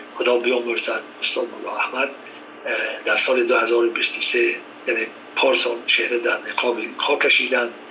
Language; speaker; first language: Persian; native; Persian